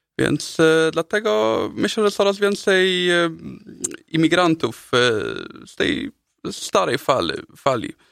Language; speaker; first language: Polish; early bilingual, heritage; Polish